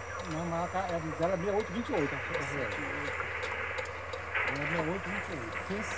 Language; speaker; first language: Portuguese; native; Portuguese